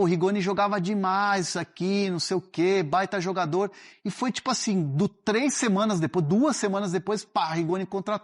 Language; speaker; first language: Portuguese; native; Portuguese